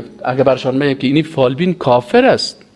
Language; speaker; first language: Persian; native; Persian